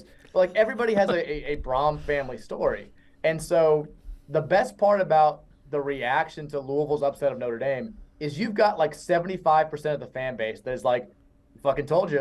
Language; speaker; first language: English; native; English